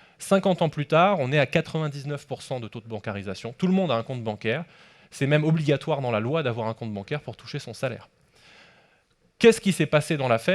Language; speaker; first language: French; native; French